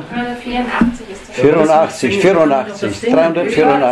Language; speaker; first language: German; non-native, fluent; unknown